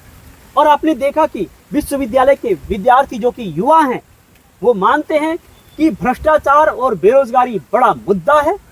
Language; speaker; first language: Hindi; native; Hindi